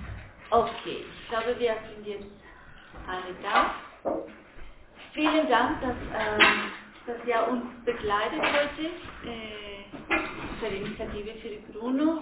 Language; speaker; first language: German; non-native, fluent; Spanish